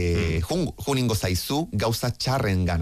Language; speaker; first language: Basque; native; Basque